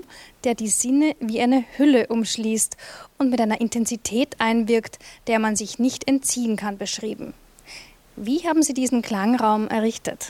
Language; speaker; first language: German; native; German